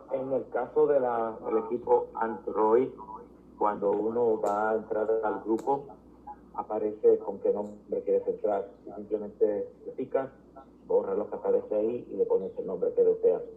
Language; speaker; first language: Spanish; early bilingual, heritage; Spanish